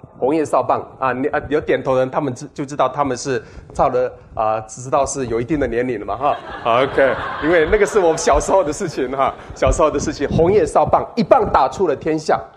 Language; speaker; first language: Chinese; non-native, local second language; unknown